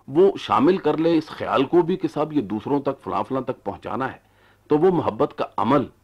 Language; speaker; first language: Urdu; non-native, local second language; Punjabi